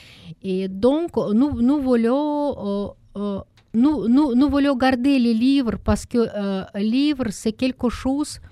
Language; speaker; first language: French; non-native, learner; Russian